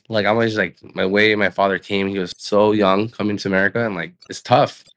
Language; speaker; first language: English; native; English